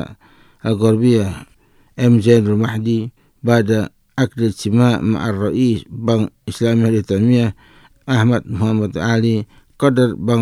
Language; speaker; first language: Arabic; non-native, fluent; Indonesian